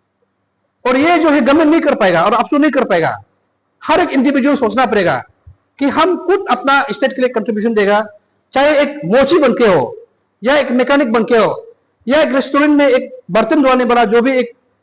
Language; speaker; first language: Hindi; non-native, local second language; Nyishi